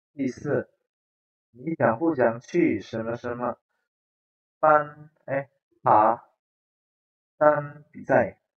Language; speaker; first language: Chinese; non-native, fluent; Indonesian